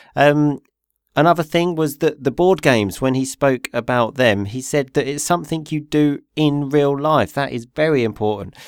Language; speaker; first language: English; native; English